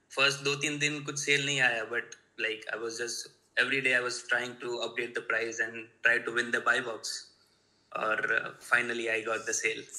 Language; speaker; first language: Hindi; non-native, local second language; Gujarati